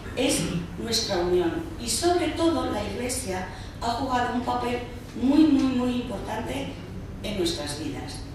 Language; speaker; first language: Spanish; early bilingual, heritage; Spanish